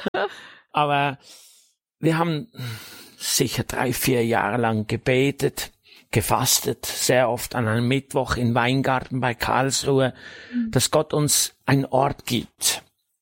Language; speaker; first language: German; native; German